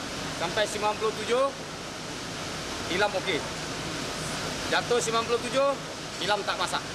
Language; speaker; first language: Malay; non-native, learner; Nepali